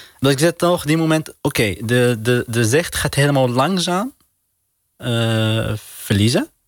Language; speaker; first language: Dutch; non-native, learner; Arabic